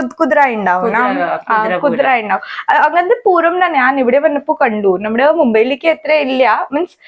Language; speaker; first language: Malayalam; non-native, learner; Hindi